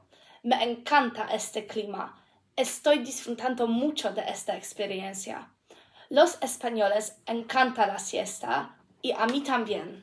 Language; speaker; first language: Spanish; non-native, learner; English